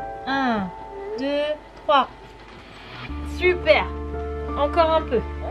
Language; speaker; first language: French; native; French